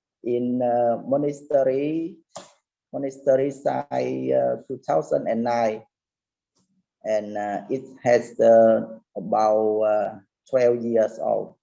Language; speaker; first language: English; non-native, learner; Khmer